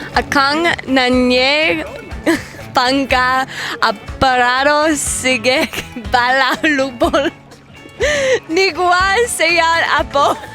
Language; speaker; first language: Cebuano; non-native, learner; English